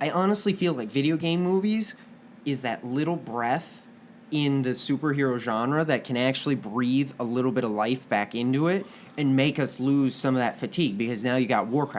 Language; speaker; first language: English; native; English